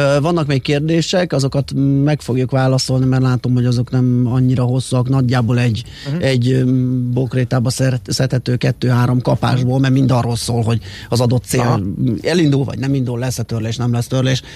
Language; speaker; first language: Hungarian; native; Hungarian